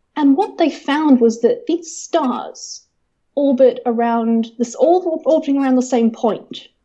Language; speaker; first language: English; native; English